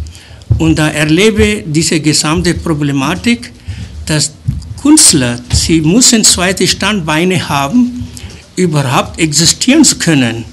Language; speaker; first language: German; early bilingual, other home language; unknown